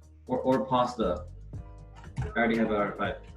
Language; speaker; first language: English; native; English